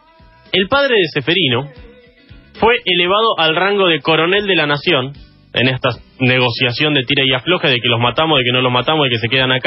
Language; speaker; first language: Spanish; native; Spanish